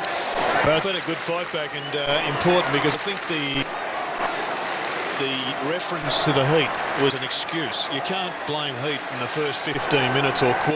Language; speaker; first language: English; native; English